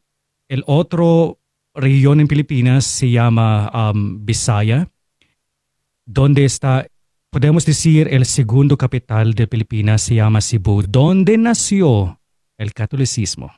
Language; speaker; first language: Spanish; non-native, fluent; Filipino